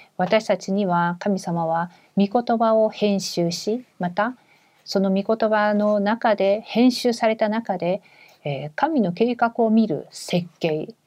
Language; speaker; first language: Japanese; non-native, fluent; Korean